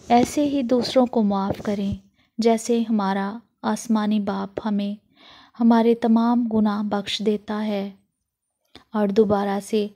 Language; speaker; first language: Urdu; non-native, local second language; Punjabi